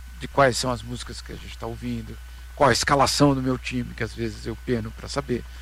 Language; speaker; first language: Portuguese; native; Portuguese